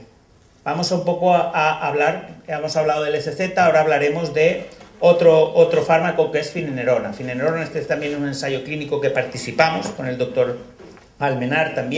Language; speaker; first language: Spanish; native; Spanish